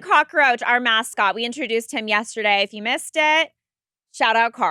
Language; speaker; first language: English; native; English